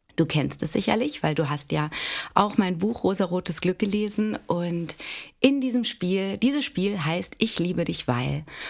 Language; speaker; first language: German; early bilingual, other home language; Greek